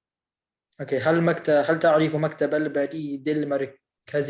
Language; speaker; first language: Arabic; non-native, fluent; English